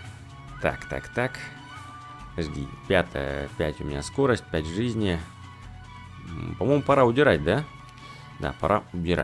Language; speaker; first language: Russian; native; Russian